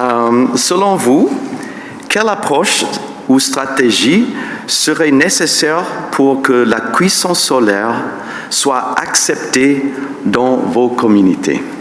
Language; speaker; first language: French; non-native, fluent; English